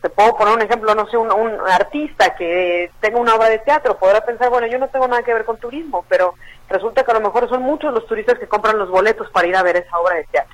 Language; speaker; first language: Spanish; native; Spanish